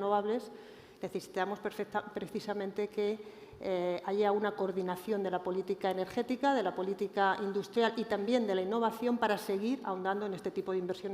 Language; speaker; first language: Spanish; native; Spanish